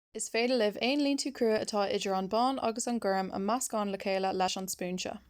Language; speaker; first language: Irish; non-native, local second language; English